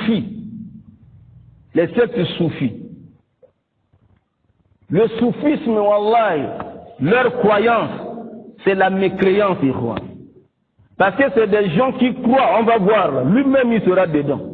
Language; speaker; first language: French; non-native, local second language; Lingala